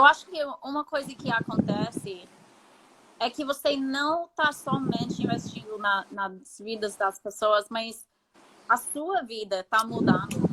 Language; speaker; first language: Portuguese; non-native, fluent; English